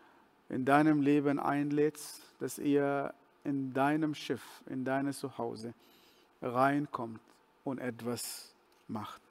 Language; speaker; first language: German; non-native, fluent; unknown